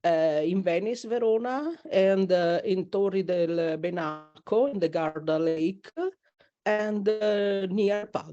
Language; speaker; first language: English; non-native, learner; Italian